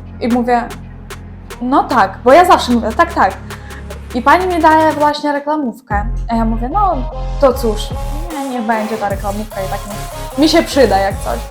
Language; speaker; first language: Polish; non-native, learner; Ukrainian